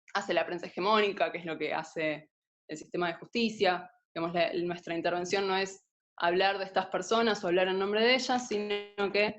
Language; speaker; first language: Spanish; native; Spanish